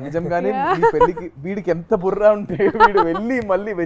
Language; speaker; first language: Telugu; native; Telugu